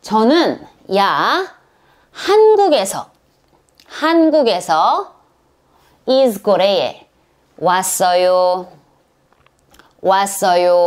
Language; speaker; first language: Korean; non-native, learner; Serbian